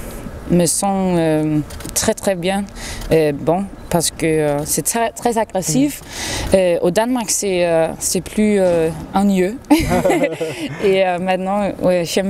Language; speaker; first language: French; non-native, learner; Danish